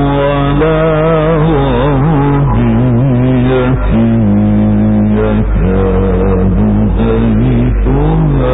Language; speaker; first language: Arabic; native; Arabic